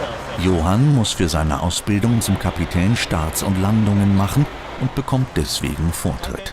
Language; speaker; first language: German; native; German